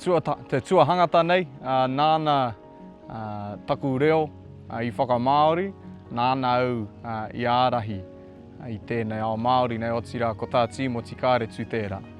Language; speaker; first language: Māori; non-native, local second language; English